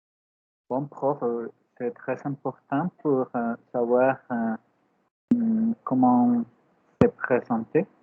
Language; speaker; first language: French; non-native, learner; Spanish